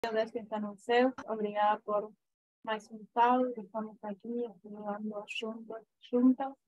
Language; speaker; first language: Portuguese; non-native, fluent; Spanish